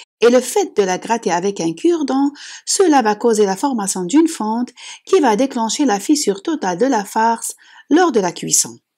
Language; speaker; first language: French; non-native, local second language; Arabic